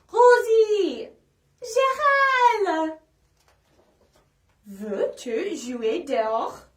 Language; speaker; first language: French; non-native, fluent; English